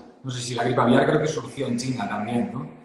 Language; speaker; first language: Spanish; native; Spanish